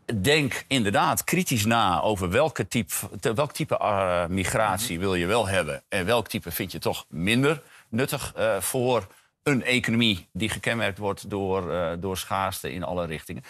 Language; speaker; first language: Dutch; native; Dutch